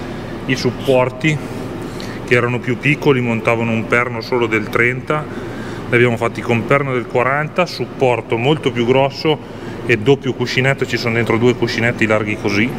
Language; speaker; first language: Italian; native; Italian